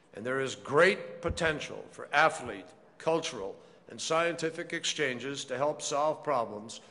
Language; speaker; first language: English; native; English